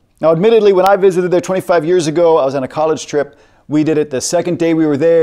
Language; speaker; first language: English; native; English